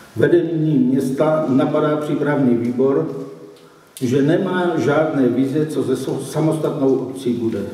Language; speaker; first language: Czech; native; Czech